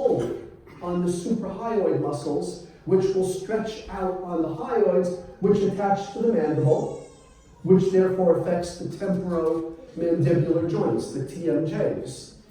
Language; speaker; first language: English; native; English